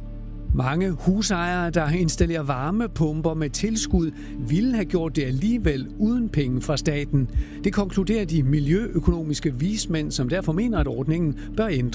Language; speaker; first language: Danish; native; Danish